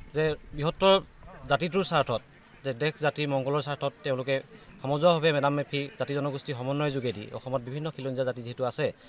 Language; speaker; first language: Assamese; native; Assamese